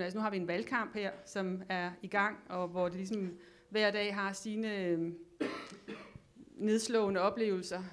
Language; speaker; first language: Danish; native; Danish